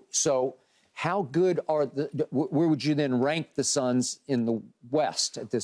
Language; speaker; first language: English; native; English